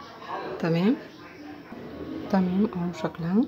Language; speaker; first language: Arabic; native; Arabic